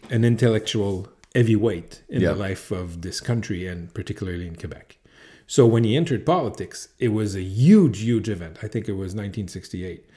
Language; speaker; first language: English; native; English